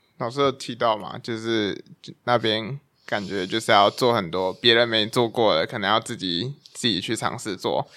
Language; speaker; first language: Chinese; native; Chinese